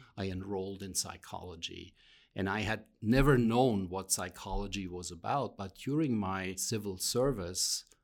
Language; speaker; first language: English; non-native, fluent; German